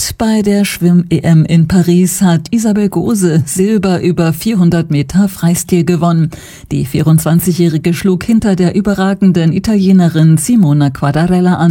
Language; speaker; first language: German; native; German